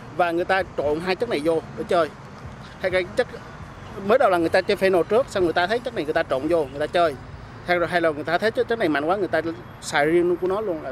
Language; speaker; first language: Vietnamese; early bilingual, other home language; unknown